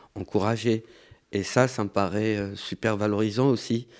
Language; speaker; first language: French; non-native, local second language; Arabic